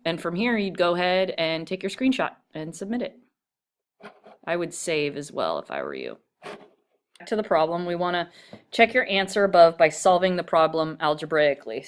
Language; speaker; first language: English; native; English